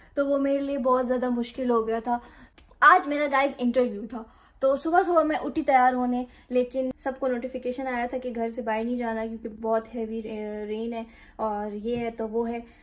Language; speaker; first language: Urdu; native; Urdu